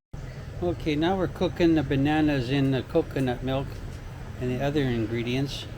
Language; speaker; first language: English; native; English